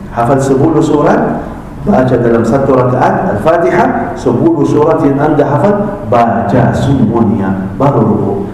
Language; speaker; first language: Malay; non-native, fluent; Arabic